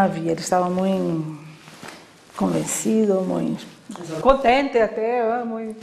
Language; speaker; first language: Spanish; non-native, learner; Portuguese